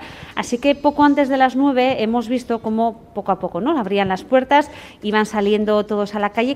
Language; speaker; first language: Spanish; native; Spanish